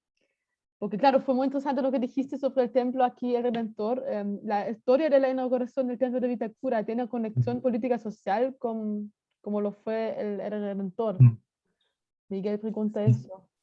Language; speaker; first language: Spanish; non-native, fluent; German